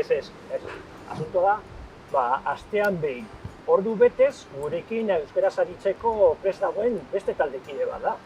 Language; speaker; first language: Basque; non-native, fluent; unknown